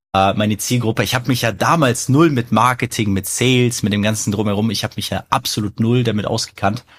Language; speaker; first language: German; early bilingual, other home language; Russian